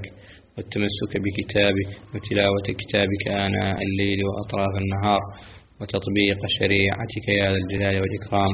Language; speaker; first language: Arabic; native; Arabic